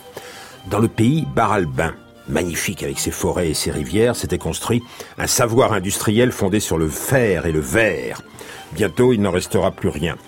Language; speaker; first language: French; native; French